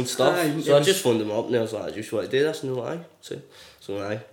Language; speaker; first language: English; native; English